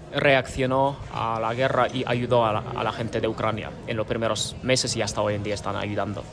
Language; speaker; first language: Spanish; non-native, fluent; Ukrainian